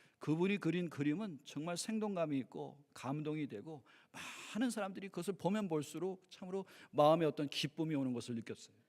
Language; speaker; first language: Korean; native; Korean